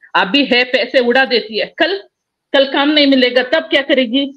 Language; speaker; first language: Hindi; non-native, local second language; Kannada